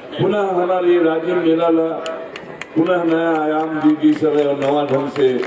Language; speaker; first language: Hindi; native; Hindi